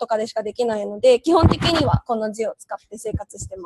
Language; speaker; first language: Japanese; native; Japanese